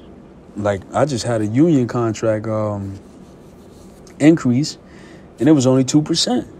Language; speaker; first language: English; native; English